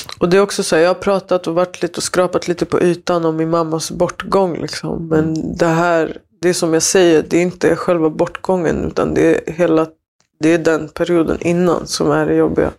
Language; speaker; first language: Swedish; early bilingual, other home language; Spanish